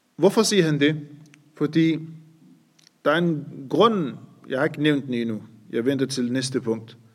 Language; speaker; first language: Danish; non-native, fluent; Arabic